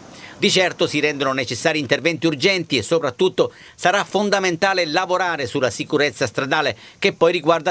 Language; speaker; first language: Italian; native; Italian